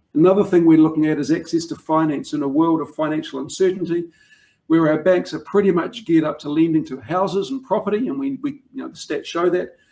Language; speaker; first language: English; native; English